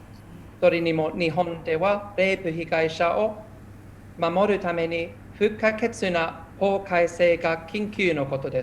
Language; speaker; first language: Japanese; non-native, fluent; English